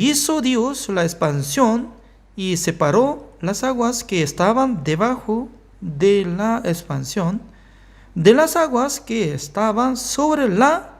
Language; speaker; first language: Spanish; non-native, fluent; Korean